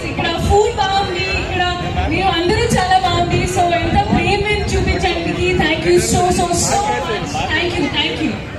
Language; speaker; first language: Telugu; non-native, learner; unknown